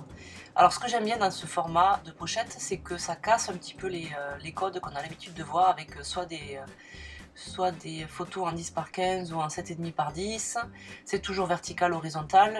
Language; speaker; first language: French; native; French